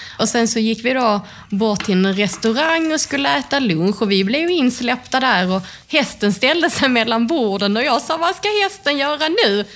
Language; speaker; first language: Swedish; native; Swedish